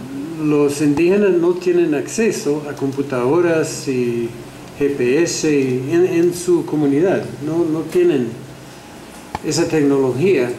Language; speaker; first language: Spanish; non-native, fluent; English